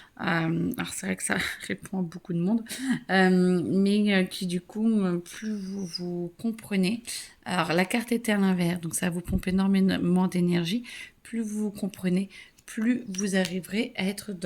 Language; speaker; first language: French; native; French